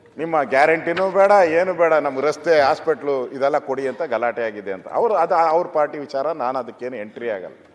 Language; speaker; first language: Kannada; native; Kannada